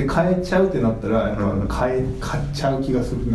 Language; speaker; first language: Japanese; native; Japanese